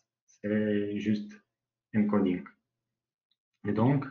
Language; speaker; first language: French; non-native, learner; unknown